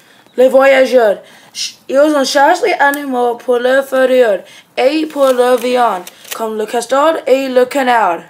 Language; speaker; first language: French; non-native, learner; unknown